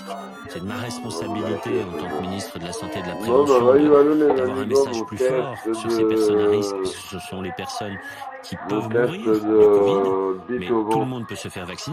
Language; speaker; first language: French; native; French